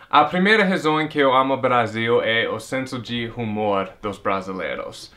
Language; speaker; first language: Portuguese; non-native, fluent; English